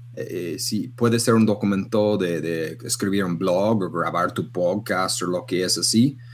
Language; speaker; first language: Spanish; non-native, fluent; English